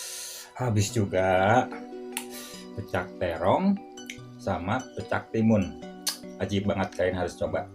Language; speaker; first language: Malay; non-native, local second language; Sundanese